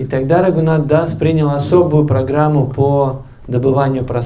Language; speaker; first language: Russian; native; Russian